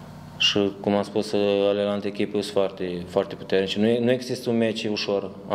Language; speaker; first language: Romanian; early bilingual, heritage; Romanian